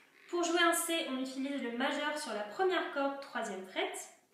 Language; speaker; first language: French; native; French